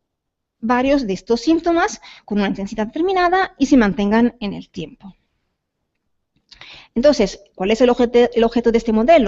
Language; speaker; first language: Spanish; native; Spanish